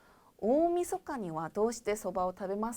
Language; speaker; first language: Japanese; non-native, fluent; Korean